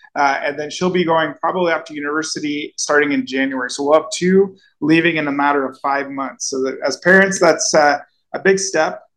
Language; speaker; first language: English; native; English